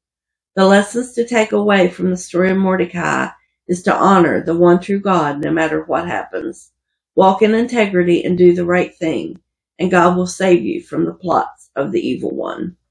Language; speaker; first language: English; native; English